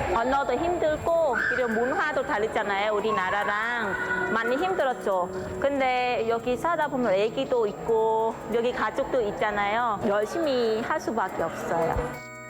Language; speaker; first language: Korean; non-native, learner; Khmer